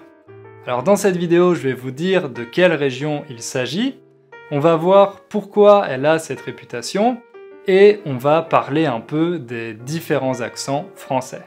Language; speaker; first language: French; native; French